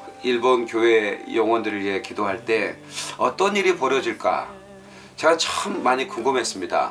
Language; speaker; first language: Korean; native; Korean